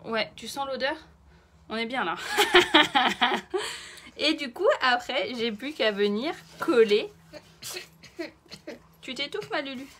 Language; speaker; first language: French; native; French